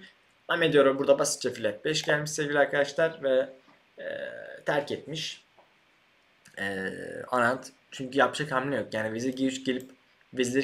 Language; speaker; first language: Turkish; native; Turkish